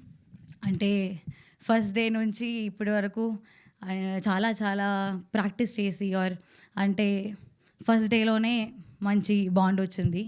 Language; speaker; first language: Telugu; non-native, learner; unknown